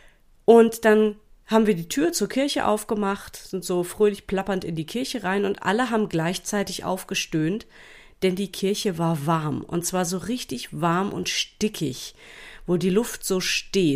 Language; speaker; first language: German; native; German